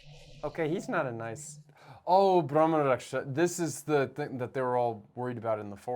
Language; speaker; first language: English; native; English